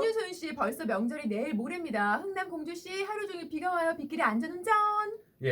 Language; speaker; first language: Korean; native; Korean